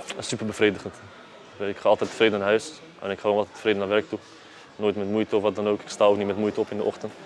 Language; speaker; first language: Dutch; early bilingual, other home language; Bosnian